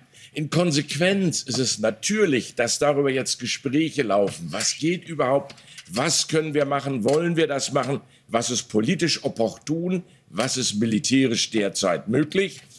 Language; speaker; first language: German; native; German